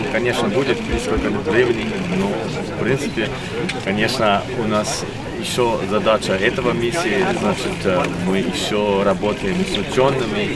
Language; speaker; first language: Russian; non-native, learner; German